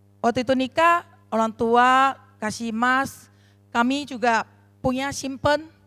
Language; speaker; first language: Indonesian; non-native, learner; Chinese